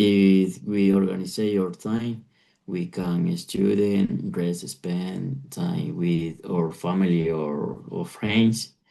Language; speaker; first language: English; non-native, learner; Spanish